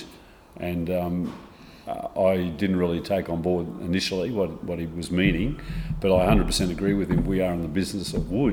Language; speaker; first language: English; native; English